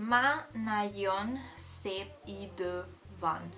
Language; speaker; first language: Hungarian; non-native, learner; Italian